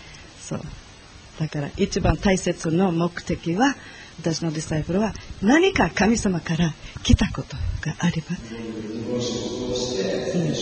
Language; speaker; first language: Japanese; non-native, learner; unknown